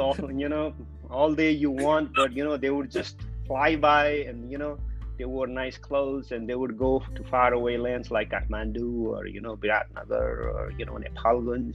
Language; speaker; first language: English; non-native, local second language; Nepali